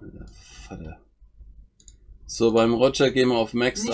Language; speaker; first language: German; native; German